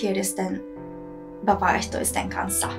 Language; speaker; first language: Finnish; non-native, learner; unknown